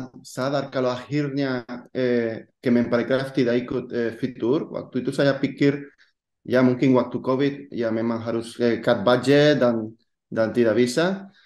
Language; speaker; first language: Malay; non-native, fluent; Spanish